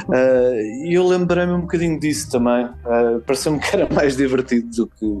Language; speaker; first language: Portuguese; native; Portuguese